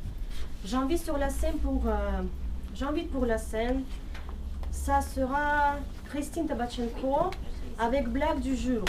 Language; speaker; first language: French; non-native, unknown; Russian